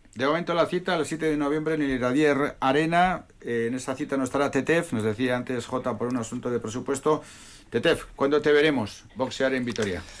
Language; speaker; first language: Spanish; native; Spanish